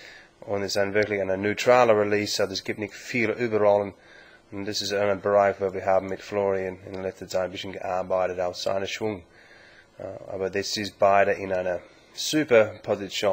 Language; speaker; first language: German; non-native, learner; English